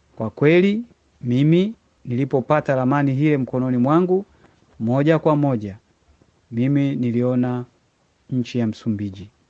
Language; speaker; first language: Swahili; native; Swahili